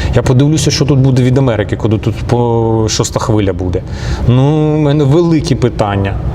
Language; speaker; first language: Ukrainian; non-native, local second language; Russian